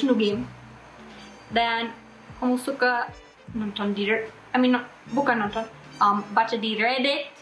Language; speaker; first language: Indonesian; non-native, learner; English